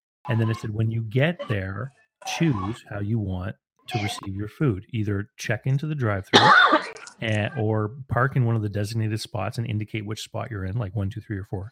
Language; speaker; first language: English; native; English